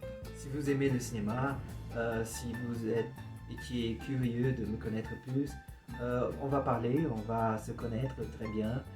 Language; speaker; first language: French; non-native, learner; Portuguese